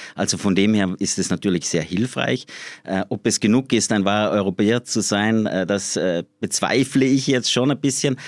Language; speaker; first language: German; native; German